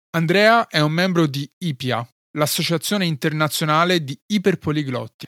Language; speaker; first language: Italian; early bilingual, other home language; Arabic